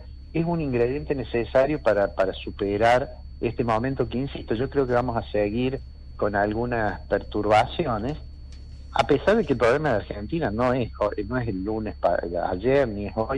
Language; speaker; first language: Spanish; native; Spanish